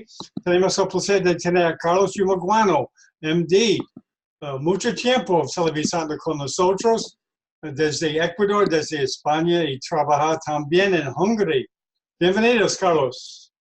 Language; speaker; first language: Spanish; non-native, learner; English